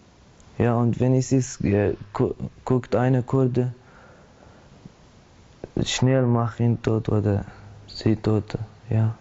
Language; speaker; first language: German; non-native, learner; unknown